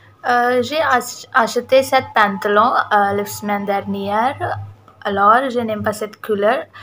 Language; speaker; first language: French; non-native, learner; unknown